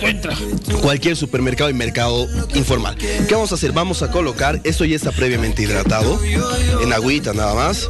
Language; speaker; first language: Spanish; native; Spanish